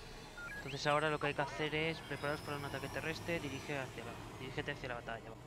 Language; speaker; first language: Spanish; native; Spanish